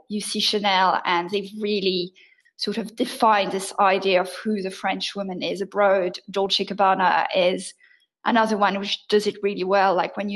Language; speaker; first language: English; non-native, fluent; French